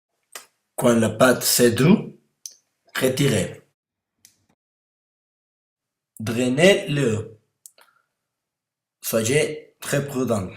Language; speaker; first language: French; non-native, learner; Spanish